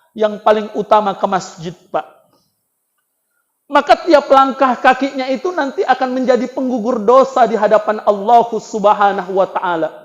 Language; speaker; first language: Indonesian; native; Indonesian